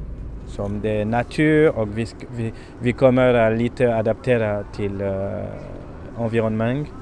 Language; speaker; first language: Swedish; non-native, learner; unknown